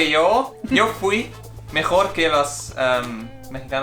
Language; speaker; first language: Spanish; non-native, fluent; English